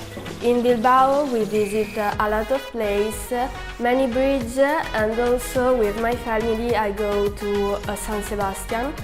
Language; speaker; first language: English; non-native, learner; Italian